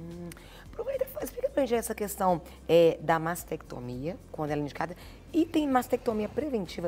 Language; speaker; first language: Portuguese; native; Portuguese